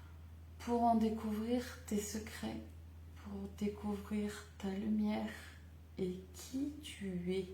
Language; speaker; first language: French; native; French